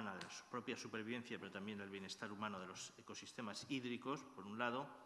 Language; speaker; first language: Spanish; native; Spanish